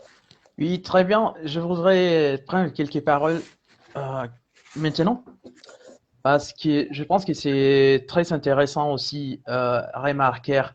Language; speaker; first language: French; non-native, fluent; Spanish